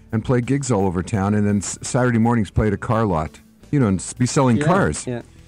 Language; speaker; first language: English; native; English